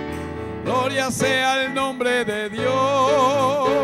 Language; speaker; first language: Spanish; native; Spanish